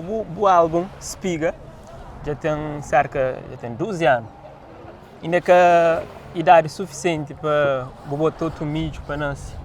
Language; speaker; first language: Portuguese; non-native, local second language; Kabuverdianu